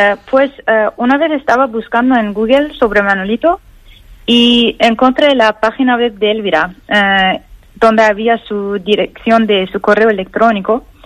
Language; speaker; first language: Spanish; non-native, fluent; Persian